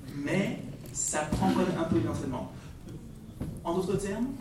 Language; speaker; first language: French; non-native, fluent; Dutch